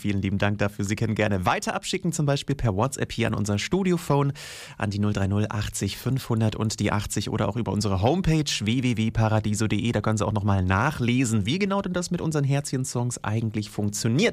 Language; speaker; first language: German; native; German